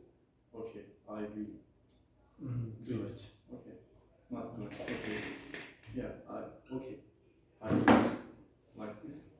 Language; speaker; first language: English; non-native, learner; Turkish